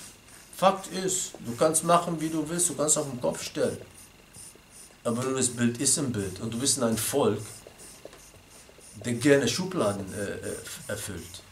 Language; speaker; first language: German; non-native, fluent; Arabic